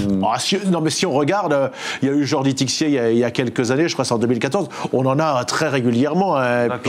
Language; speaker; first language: French; native; French